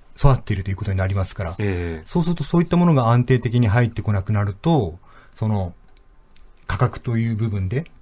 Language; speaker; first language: Japanese; native; Japanese